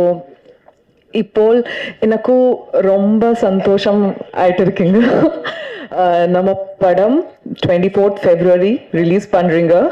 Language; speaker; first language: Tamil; non-native, learner; Malayalam